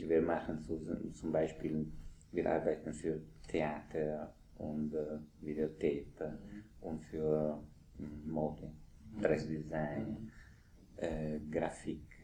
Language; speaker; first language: German; non-native, fluent; Italian